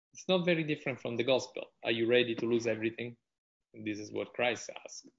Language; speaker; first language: English; non-native, fluent; Italian